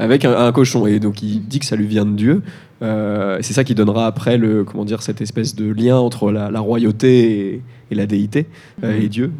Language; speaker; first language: French; native; French